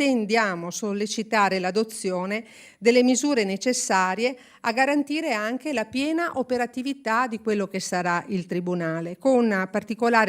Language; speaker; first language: Italian; native; Italian